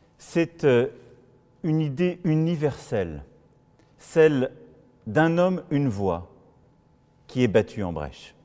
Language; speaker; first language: French; native; French